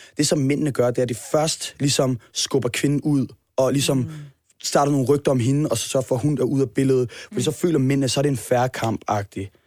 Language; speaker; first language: Danish; native; Danish